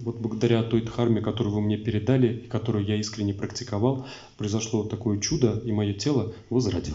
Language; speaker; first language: Russian; native; Russian